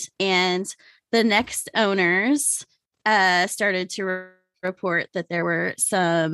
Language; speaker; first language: English; native; English